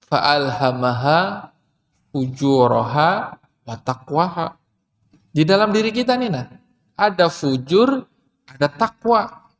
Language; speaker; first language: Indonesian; non-native, local second language; Banjar